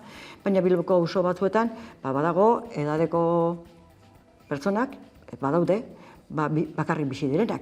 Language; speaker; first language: Basque; native; Basque